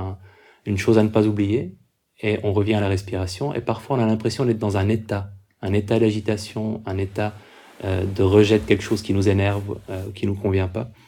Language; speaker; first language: French; native; French